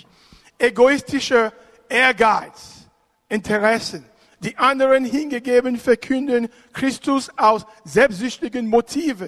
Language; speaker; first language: German; non-native, fluent; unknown